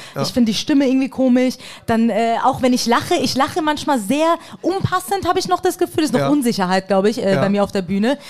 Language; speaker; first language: German; early bilingual, other home language; Persian